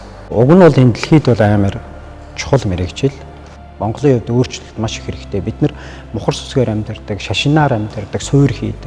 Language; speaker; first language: Mongolian; native; Mongolian